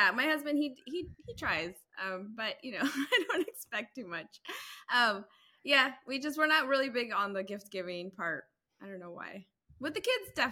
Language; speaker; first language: English; native; English